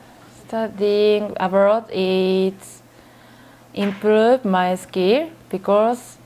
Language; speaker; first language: English; non-native, learner; Japanese